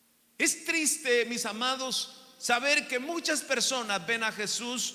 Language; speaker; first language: Spanish; native; Spanish